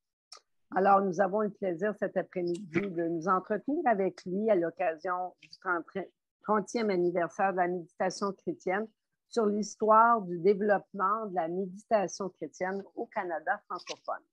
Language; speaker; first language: French; native; French